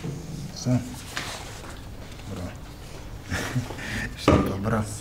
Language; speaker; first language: Swedish; non-native, learner; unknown